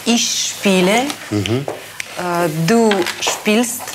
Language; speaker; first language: German; non-native, learner; Russian